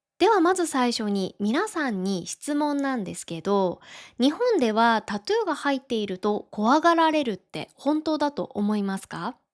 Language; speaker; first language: Japanese; native; Japanese